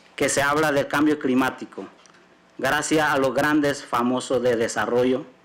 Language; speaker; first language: Spanish; native; Spanish